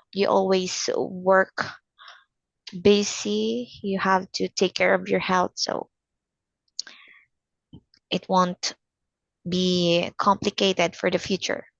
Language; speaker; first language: English; non-native, fluent; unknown